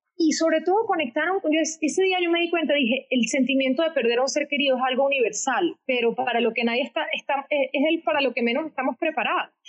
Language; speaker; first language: Spanish; native; Spanish